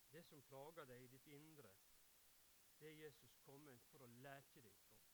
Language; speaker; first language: Norwegian; native; Norwegian